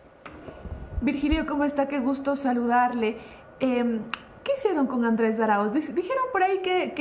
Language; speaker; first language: Spanish; native; Spanish